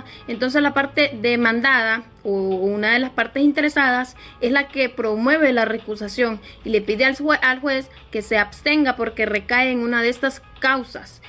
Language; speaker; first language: Spanish; native; Spanish